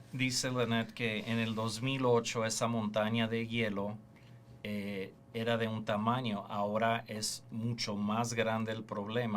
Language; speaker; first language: Spanish; early bilingual, heritage; Spanish